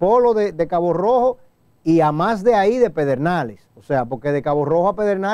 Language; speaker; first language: Spanish; native; Spanish